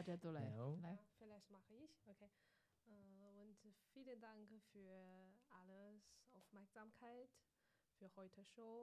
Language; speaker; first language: German; non-native, learner; Chinese